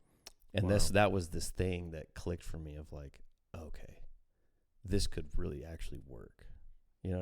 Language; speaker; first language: English; native; English